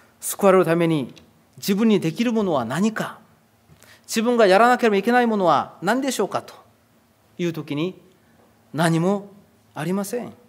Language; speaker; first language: Japanese; non-native, fluent; Korean